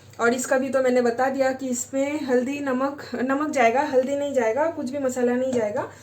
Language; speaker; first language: Hindi; non-native, local second language; Bangla